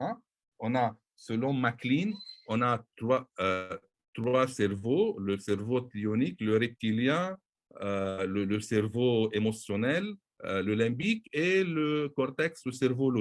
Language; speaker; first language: French; non-native, local second language; Arabic